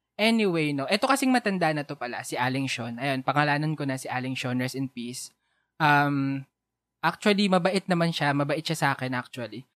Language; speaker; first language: Filipino; native; Filipino